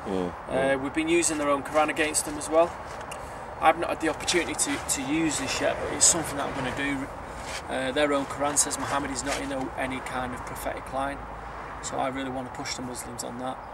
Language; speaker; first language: English; native; English